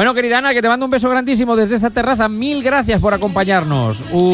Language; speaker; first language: Spanish; native; Spanish